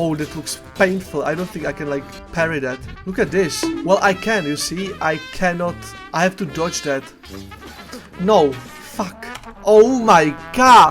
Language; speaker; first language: English; non-native, fluent; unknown